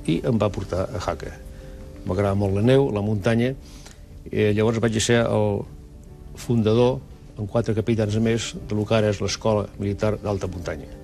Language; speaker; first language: Catalan; non-native, local second language; Basque